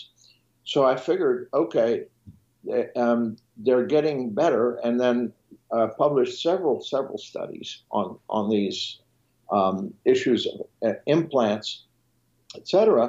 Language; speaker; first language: English; non-native, fluent; French